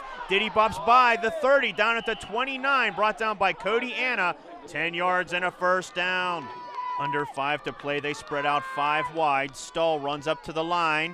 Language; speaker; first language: English; native; English